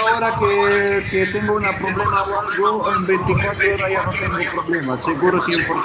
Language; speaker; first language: Spanish; non-native, learner; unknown